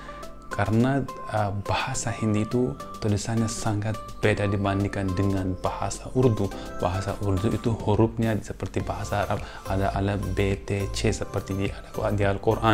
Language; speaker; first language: Indonesian; non-native, fluent; Urdu